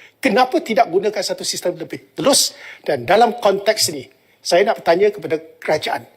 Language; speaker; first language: Malay; non-native, local second language; Chinese